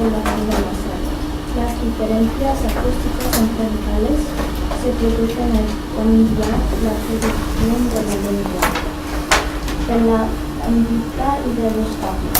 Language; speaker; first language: Spanish; non-native, learner; Korean